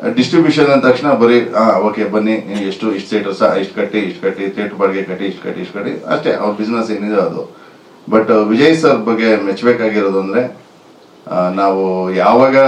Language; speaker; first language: Kannada; native; Kannada